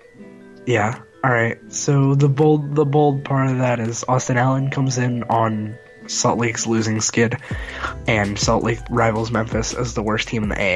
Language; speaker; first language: English; native; English